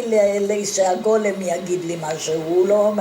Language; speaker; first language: Hebrew; non-native, fluent; Italian